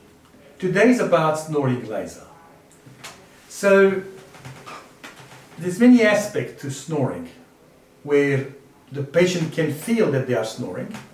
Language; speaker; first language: English; non-native, fluent; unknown